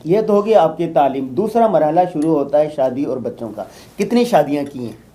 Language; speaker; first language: Urdu; native; Urdu